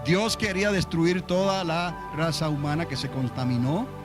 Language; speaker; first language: Spanish; native; Spanish